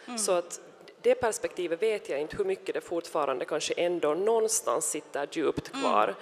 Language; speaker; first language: Swedish; native; Swedish